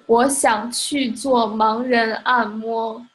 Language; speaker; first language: Chinese; non-native, fluent; English